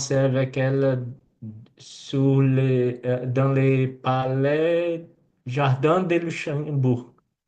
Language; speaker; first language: French; non-native, learner; Portuguese